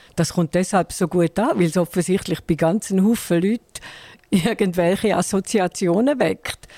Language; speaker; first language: German; native; German